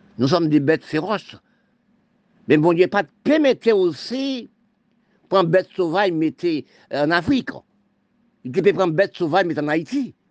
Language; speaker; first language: French; non-native, local second language; Haitian Creole